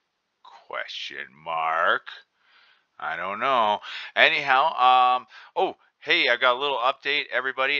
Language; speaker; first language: English; native; English